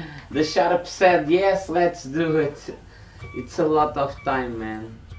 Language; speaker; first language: English; non-native, fluent; Portuguese